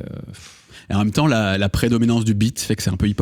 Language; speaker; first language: French; native; French